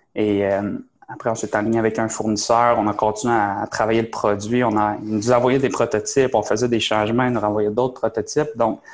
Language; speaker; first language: French; native; French